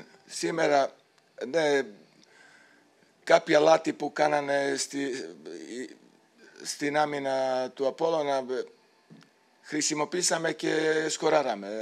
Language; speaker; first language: Greek; non-native, fluent; Serbian